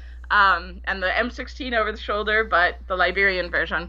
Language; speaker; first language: English; native; English